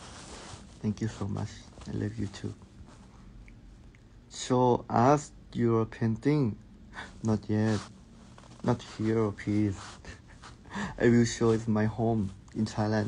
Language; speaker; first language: English; non-native, learner; Thai